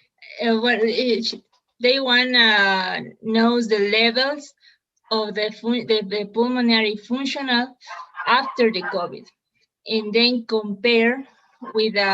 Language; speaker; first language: English; non-native, learner; Spanish